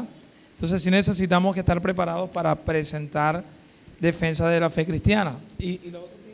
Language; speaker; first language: Spanish; native; Spanish